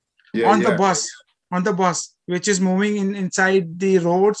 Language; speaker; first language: English; non-native, local second language; Gujarati